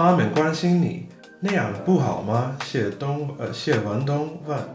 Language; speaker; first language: Chinese; non-native, fluent; English